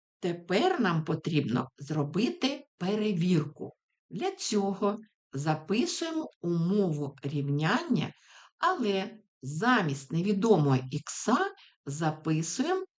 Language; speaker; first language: Ukrainian; native; Ukrainian